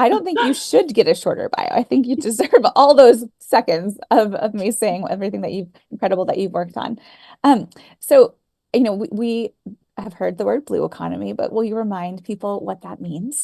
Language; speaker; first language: English; native; English